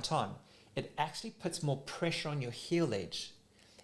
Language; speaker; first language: English; native; English